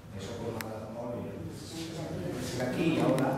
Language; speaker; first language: Spanish; non-native, local second language; Catalan